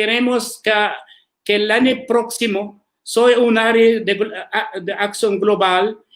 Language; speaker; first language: Spanish; non-native, learner; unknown